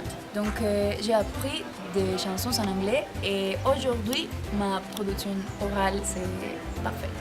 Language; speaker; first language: French; non-native, learner; Spanish